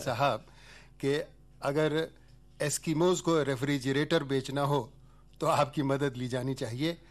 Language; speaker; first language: Hindi; native; Hindi